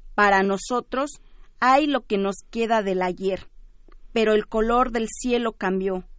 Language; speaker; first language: Spanish; early bilingual, other home language; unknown